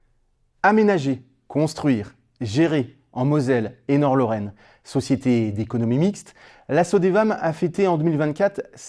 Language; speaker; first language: French; native; French